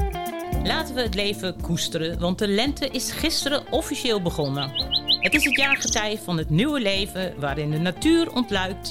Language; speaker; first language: Dutch; native; Dutch